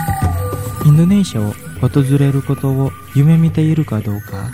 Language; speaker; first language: Japanese; non-native, fluent; Indonesian